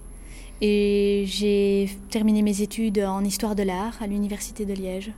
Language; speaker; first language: French; native; French